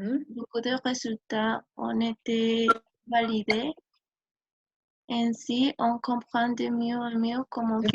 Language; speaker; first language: French; non-native, learner; Spanish